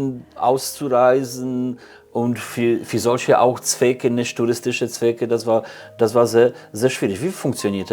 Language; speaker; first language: German; non-native, fluent; Polish